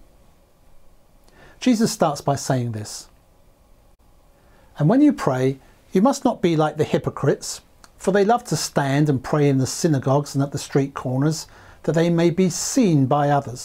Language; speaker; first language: English; native; English